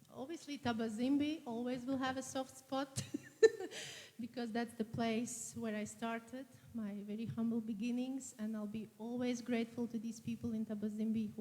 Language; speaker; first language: English; non-native, fluent; Latvian